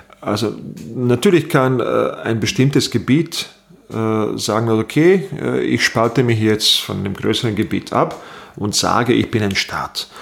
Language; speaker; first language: German; non-native, fluent; Bosnian